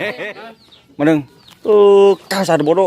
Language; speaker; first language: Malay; non-native, local second language; Sundanese